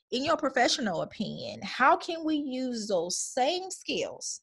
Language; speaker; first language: English; native; English